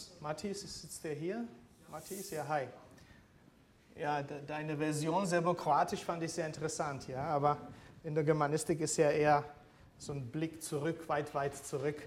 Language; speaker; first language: German; non-native, fluent; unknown